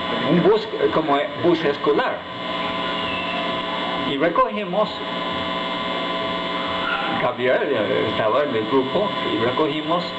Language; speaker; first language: Spanish; non-native, fluent; English